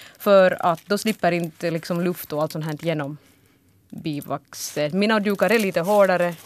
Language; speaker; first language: Swedish; early bilingual, other home language; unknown